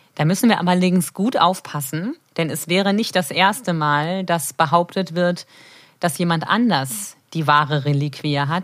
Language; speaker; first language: German; native; German